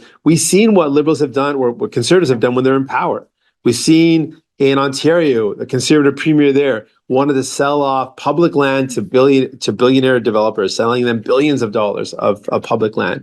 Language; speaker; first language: English; native; English